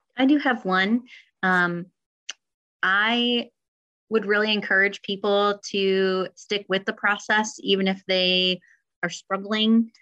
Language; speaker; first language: English; native; English